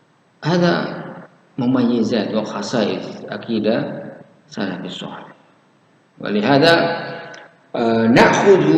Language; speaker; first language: Arabic; non-native, fluent; Indonesian